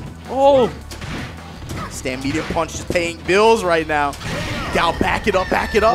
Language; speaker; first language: English; native; English